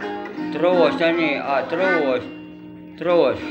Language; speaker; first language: Indonesian; non-native, local second language; Sundanese